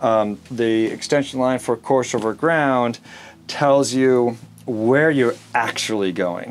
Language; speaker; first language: English; native; English